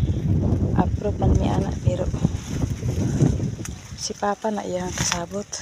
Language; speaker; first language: Cebuano; native; Cebuano